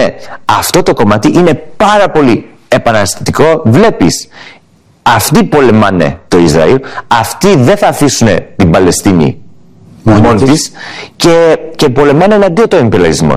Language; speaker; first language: Greek; early bilingual, heritage; English